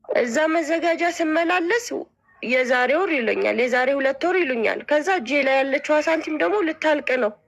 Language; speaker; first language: Amharic; native; Amharic